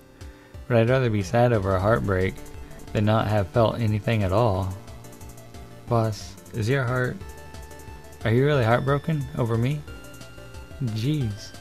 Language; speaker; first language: English; native; English